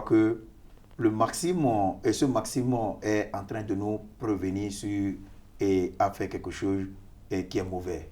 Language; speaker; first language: French; non-native, fluent; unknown